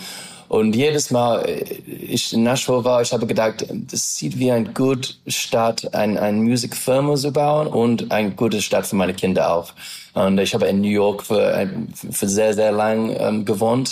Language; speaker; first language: German; non-native, learner; English